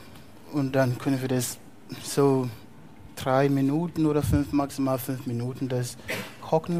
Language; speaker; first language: German; non-native, fluent; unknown